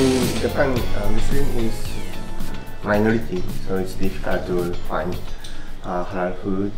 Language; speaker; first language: English; non-native, learner; Japanese